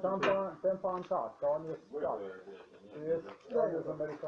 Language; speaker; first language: Polish; non-native, learner; Slovenian